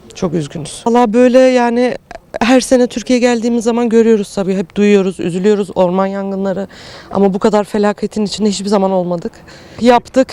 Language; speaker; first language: Turkish; early bilingual, heritage; Turkish